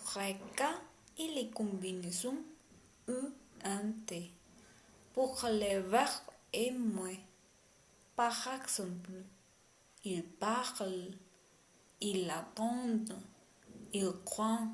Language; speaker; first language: French; non-native, learner; Spanish